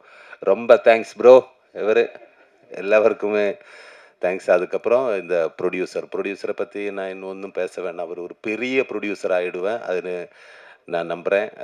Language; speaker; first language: Tamil; non-native, learner; Malayalam